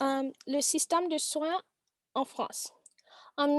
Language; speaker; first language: French; non-native, learner; English